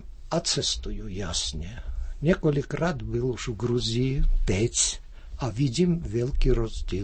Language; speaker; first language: Czech; early bilingual, heritage; Czech